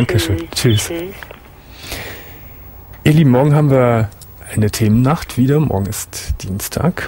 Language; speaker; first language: German; native; German